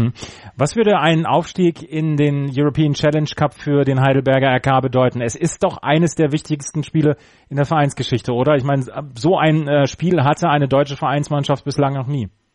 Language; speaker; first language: German; native; German